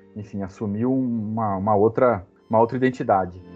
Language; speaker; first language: Portuguese; native; Portuguese